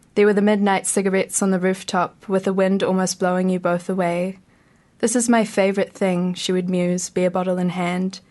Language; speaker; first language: English; native; English